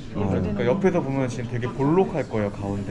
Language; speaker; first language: Korean; native; Korean